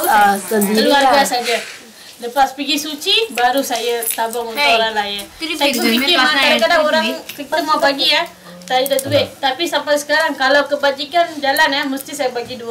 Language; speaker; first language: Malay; non-native, local second language; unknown